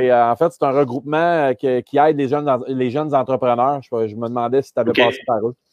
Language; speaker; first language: French; native; French